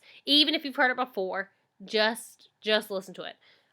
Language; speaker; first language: English; native; English